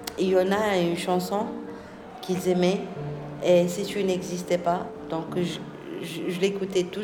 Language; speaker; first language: French; non-native, local second language; Arabic